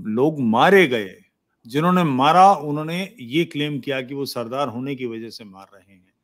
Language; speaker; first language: Hindi; native; Hindi